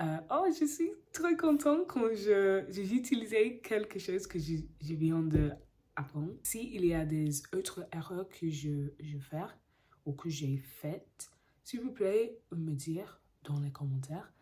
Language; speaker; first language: French; non-native, learner; English